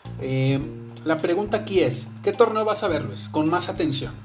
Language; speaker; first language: Spanish; native; Spanish